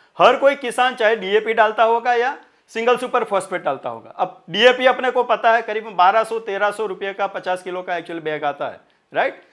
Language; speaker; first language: Hindi; non-native, local second language; Marathi